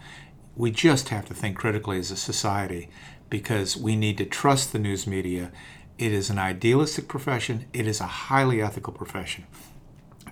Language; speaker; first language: English; native; English